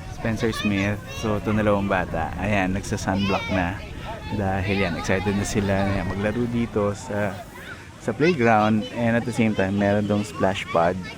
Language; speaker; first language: Filipino; native; Filipino